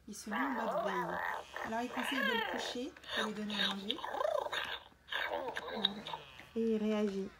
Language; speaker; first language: French; native; French